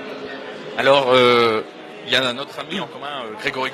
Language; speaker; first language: French; native; French